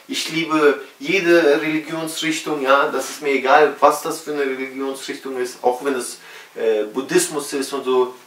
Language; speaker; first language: German; early bilingual, other home language; Russian